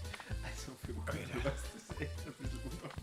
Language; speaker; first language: German; native; German